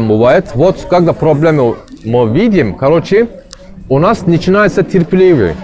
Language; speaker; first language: Russian; non-native, learner; Turkish